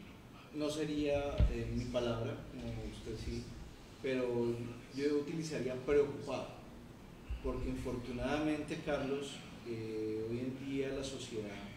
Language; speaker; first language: Spanish; native; Spanish